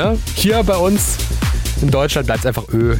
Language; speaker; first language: German; native; German